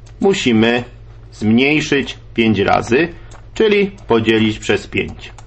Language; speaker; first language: Polish; native; Polish